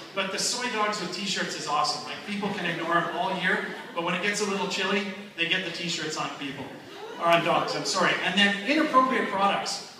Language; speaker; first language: English; native; English